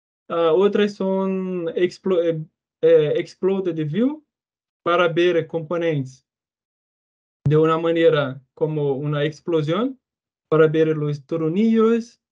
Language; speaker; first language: Spanish; non-native, fluent; Portuguese